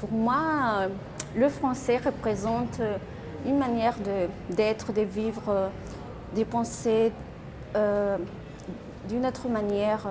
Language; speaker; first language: French; non-native, fluent; Spanish